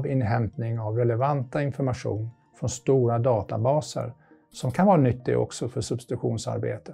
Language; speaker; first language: Swedish; non-native, fluent; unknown